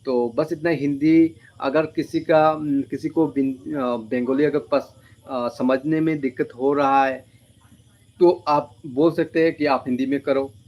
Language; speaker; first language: Hindi; non-native, local second language; Bangla